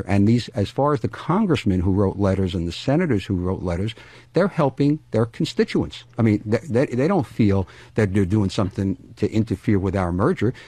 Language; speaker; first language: English; native; English